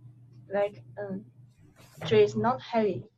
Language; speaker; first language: English; non-native, learner; Chinese